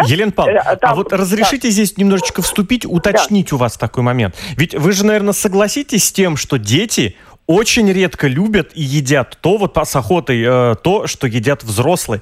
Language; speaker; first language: Russian; native; Russian